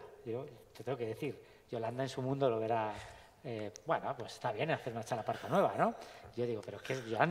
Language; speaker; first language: Spanish; native; Spanish